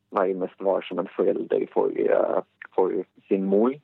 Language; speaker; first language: Norwegian; early bilingual, other home language; Bosnian